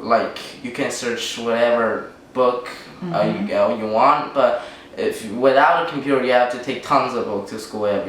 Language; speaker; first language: English; non-native, fluent; Chinese